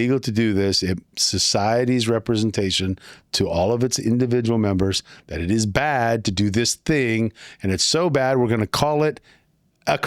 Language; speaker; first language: English; native; English